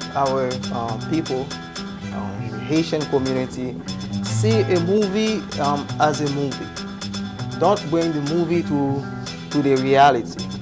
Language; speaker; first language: English; non-native, fluent; Haitian Creole